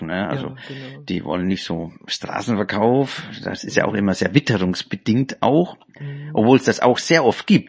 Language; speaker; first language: German; native; German